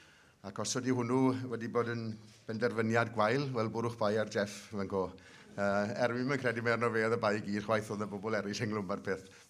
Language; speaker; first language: Welsh; native; Welsh